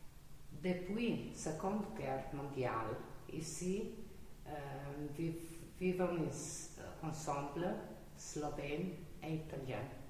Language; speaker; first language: French; non-native, learner; Slovenian